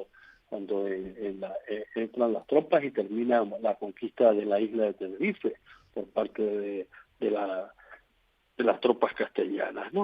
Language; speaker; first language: Spanish; native; Spanish